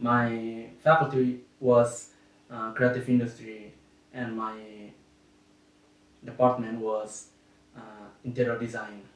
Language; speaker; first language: English; non-native, learner; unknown